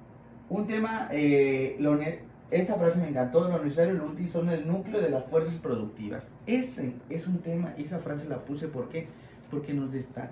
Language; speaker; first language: Spanish; native; Spanish